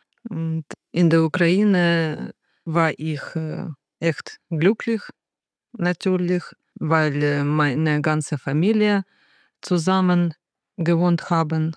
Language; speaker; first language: German; non-native, learner; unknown